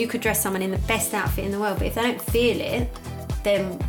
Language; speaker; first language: English; native; English